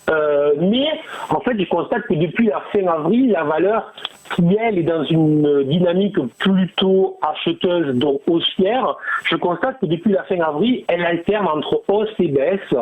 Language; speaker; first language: French; native; French